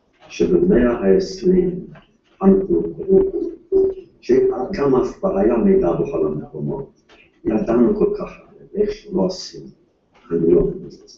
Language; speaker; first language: Hebrew; non-native, fluent; Yiddish